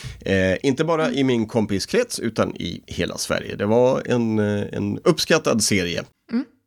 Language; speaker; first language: Swedish; native; Swedish